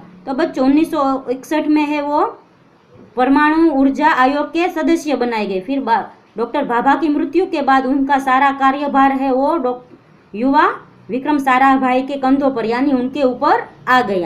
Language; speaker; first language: Hindi; non-native, local second language; Gujarati